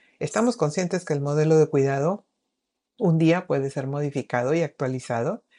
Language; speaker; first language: Spanish; native; Spanish